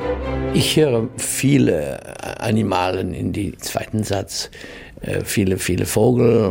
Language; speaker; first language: German; non-native, fluent; English